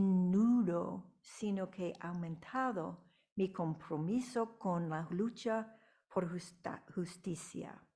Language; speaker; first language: Spanish; non-native, fluent; English